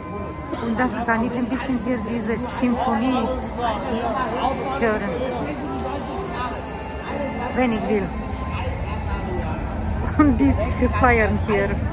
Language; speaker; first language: German; non-native, fluent; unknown